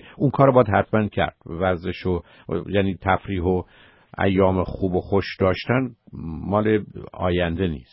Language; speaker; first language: Persian; native; Persian